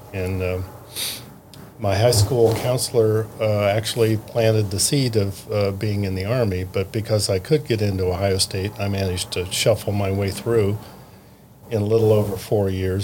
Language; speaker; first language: English; native; English